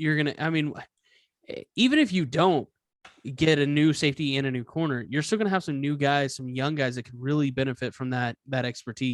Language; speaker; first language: English; native; English